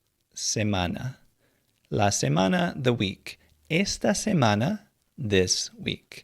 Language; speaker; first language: Spanish; non-native, fluent; English